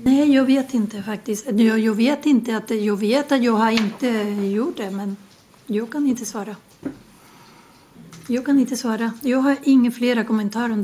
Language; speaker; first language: Swedish; non-native, learner; Spanish